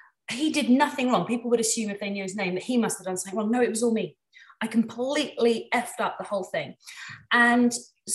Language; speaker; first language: English; native; English